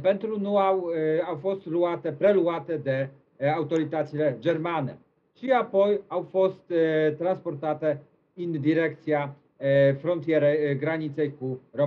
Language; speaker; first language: Romanian; non-native, learner; Polish